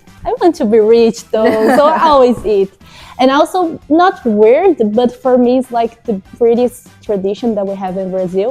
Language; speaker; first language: English; non-native, fluent; Portuguese